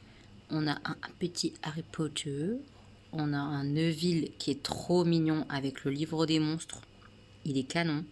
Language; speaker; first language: French; native; French